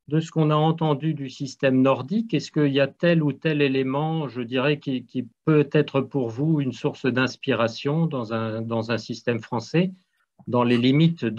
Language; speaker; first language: French; native; French